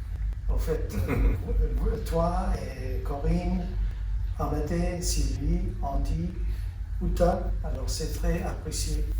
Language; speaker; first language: French; early bilingual, heritage; French